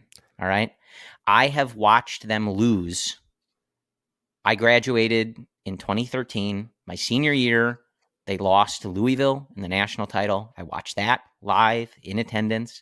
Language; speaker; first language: English; native; English